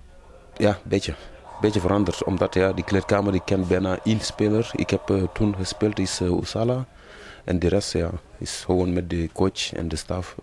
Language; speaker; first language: Dutch; non-native, learner; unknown